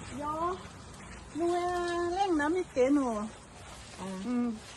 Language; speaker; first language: Swedish; non-native, learner; Thai